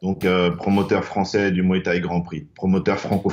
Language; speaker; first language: French; native; French